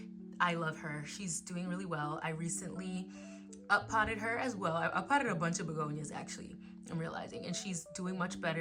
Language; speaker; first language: English; native; English